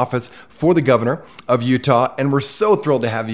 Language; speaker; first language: English; native; English